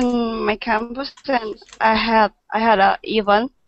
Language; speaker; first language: English; non-native, learner; Indonesian